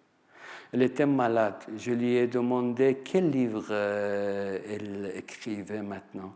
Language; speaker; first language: French; non-native, fluent; Persian